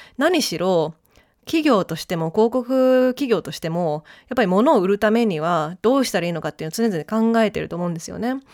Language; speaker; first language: Japanese; early bilingual, heritage; Japanese